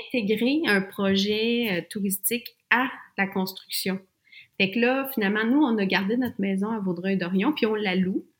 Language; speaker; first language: French; native; French